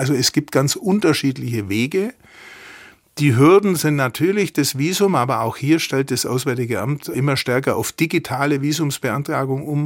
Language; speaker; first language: German; native; German